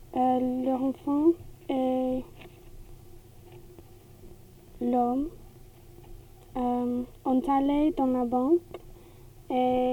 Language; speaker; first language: French; non-native, learner; English